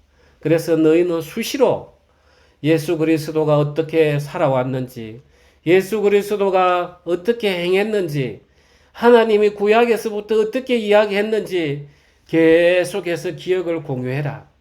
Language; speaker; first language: Korean; native; Korean